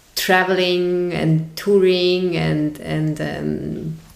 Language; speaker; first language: English; non-native, fluent; German